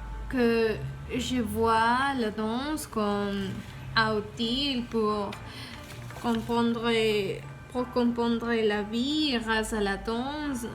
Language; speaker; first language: French; non-native, learner; Spanish